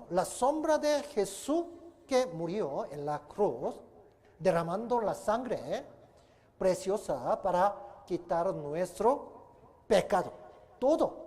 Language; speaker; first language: Spanish; non-native, learner; Korean